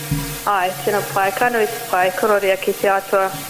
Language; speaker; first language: Māori; non-native, learner; Arabic